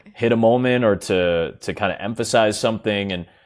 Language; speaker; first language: English; native; English